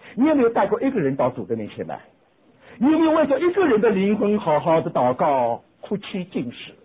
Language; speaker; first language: Chinese; native; Chinese